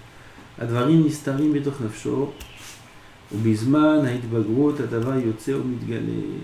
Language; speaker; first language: Hebrew; non-native, fluent; French